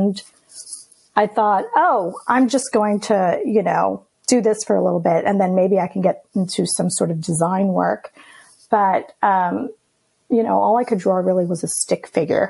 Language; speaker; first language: English; early bilingual, other home language; Greek